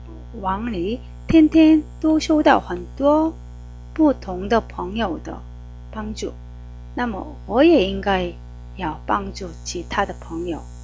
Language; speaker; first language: Chinese; non-native, fluent; Korean